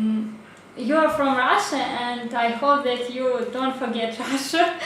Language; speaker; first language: English; non-native, learner; Russian